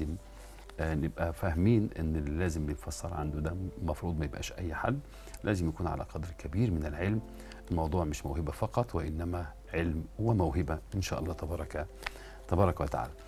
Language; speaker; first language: Arabic; native; Arabic